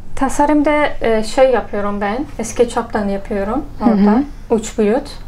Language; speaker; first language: Turkish; non-native, learner; Persian